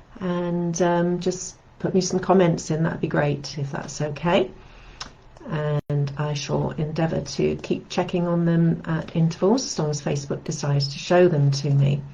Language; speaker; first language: English; native; English